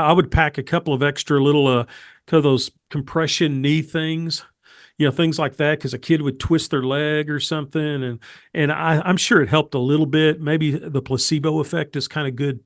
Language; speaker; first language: English; native; English